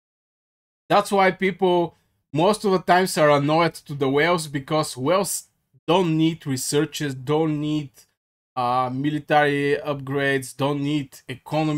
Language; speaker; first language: English; non-native, fluent; Bulgarian